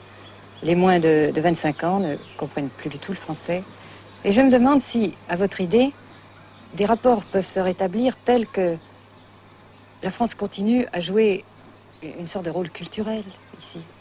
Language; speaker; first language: French; native; French